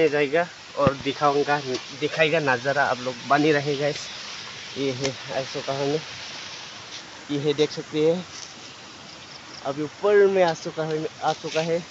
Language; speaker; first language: Hindi; non-native, local second language; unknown